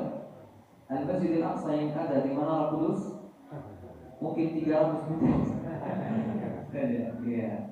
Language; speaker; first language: Indonesian; non-native, fluent; Arabic